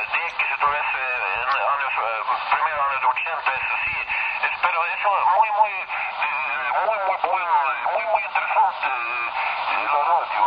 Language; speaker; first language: Spanish; non-native, learner; Swedish